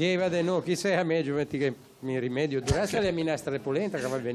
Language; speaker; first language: Italian; native; Italian